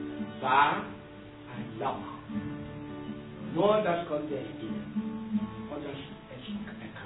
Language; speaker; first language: German; non-native, learner; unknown